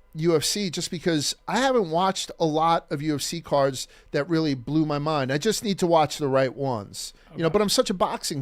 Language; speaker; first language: English; native; English